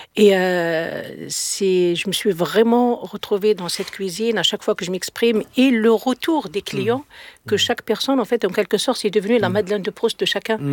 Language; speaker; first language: French; non-native, local second language; Kabyle